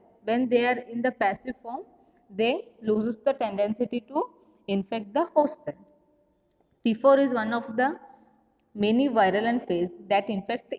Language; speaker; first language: English; non-native, local second language; Kannada